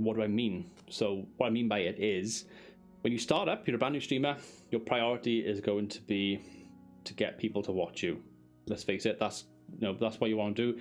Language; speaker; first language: English; native; English